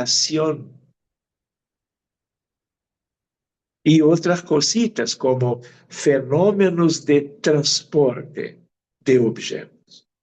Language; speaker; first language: Spanish; non-native, fluent; Portuguese